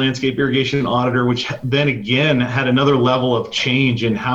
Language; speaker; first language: English; native; English